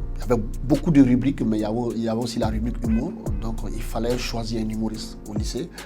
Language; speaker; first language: French; non-native, local second language; Fula